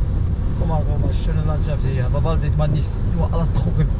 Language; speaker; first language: German; non-native, fluent; Arabic